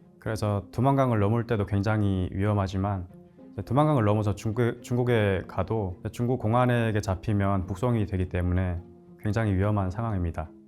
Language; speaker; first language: Korean; native; Korean